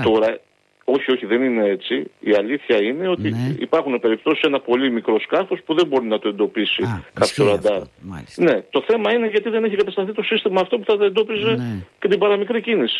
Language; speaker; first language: Greek; native; Greek